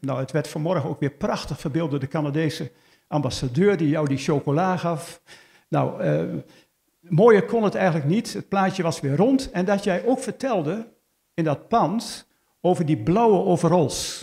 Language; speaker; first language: Dutch; native; Dutch